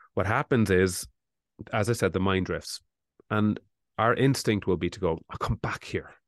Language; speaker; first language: English; native; English